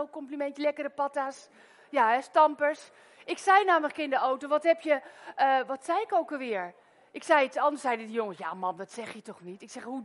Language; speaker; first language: Dutch; native; Dutch